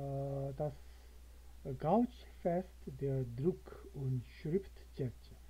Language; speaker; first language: German; non-native, learner; Korean